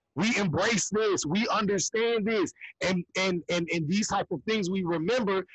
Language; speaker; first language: English; native; English